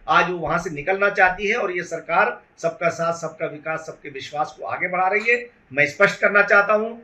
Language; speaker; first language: Hindi; native; Hindi